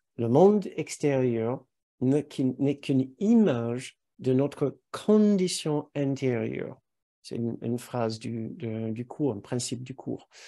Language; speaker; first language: French; non-native, fluent; English